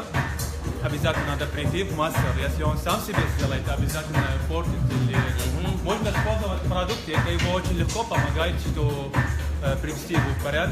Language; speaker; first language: Russian; non-native, local second language; Georgian